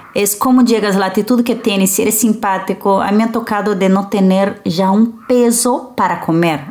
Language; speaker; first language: Spanish; early bilingual, other home language; Portuguese